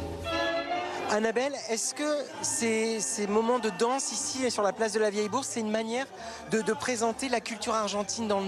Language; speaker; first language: French; native; French